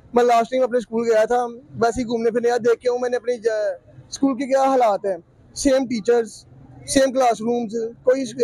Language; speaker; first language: Urdu; native; Urdu